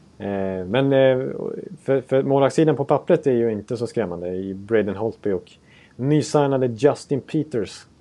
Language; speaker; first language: Swedish; native; Swedish